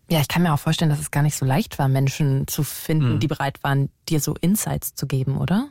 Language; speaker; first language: German; native; German